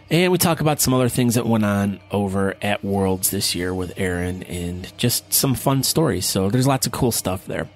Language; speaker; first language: English; native; English